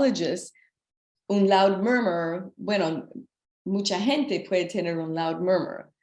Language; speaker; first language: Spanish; non-native, learner; English